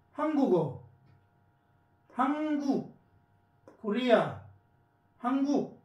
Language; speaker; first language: Korean; non-native, learner; Filipino